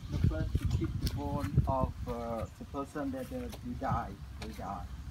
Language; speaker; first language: English; non-native, learner; Khmer